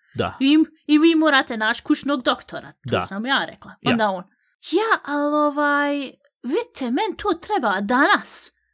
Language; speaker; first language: Bosnian; early bilingual, heritage; Bosnian